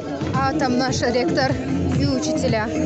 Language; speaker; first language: Russian; non-native, local second language; Kyrgyz